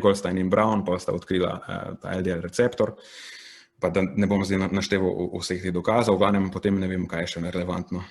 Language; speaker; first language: Slovenian; native; Slovenian